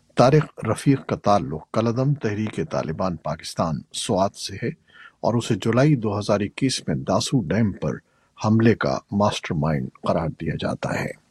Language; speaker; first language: Urdu; native; Urdu